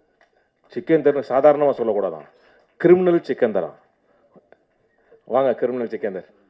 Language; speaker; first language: Tamil; native; Tamil